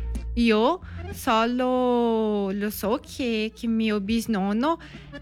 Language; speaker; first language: Italian; non-native, learner; Portuguese